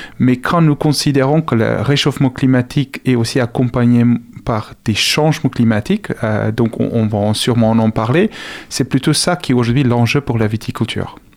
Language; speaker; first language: French; non-native, fluent; Afrikaans